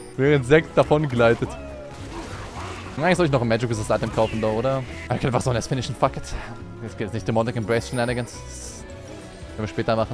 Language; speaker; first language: German; native; German